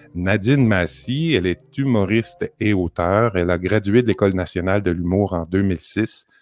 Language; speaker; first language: French; native; French